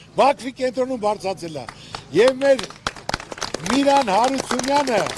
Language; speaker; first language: Armenian; native; Armenian